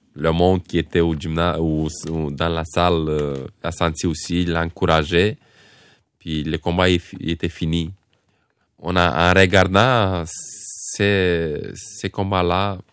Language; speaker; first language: French; non-native, fluent; Romanian